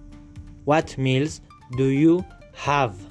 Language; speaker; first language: English; non-native, fluent; Persian